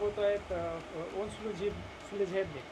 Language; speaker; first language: Russian; non-native, learner; Hindi